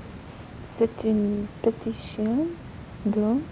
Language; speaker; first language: French; non-native, learner; Polish